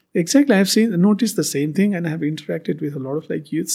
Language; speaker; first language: English; non-native, local second language; Nepali